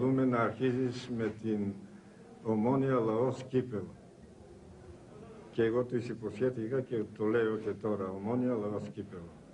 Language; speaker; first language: Greek; non-native, learner; Bulgarian